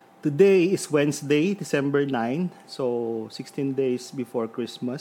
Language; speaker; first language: English; non-native, local second language; Filipino